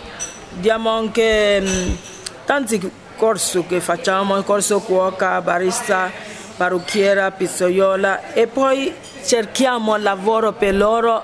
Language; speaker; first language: Italian; non-native, fluent; Ibibio